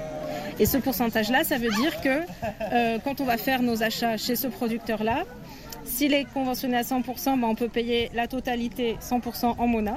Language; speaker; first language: French; native; French